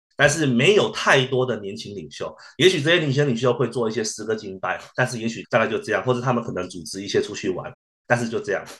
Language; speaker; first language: Chinese; early bilingual, heritage; Chinese